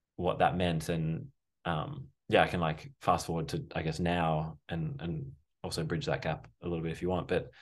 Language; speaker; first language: English; native; English